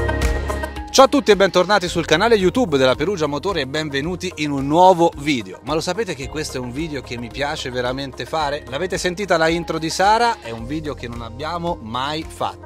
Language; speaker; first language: Italian; native; Italian